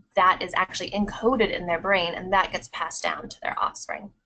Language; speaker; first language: English; native; English